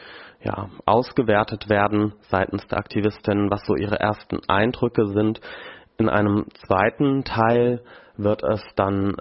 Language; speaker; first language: German; native; German